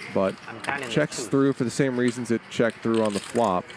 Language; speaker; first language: English; native; English